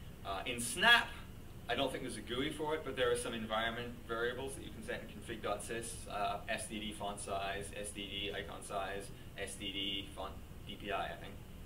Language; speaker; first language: English; native; English